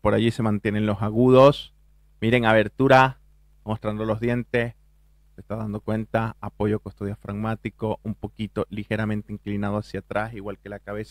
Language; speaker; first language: Spanish; native; Spanish